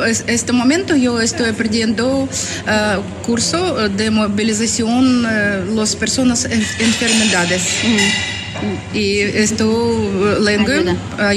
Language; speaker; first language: Spanish; non-native, learner; Ukrainian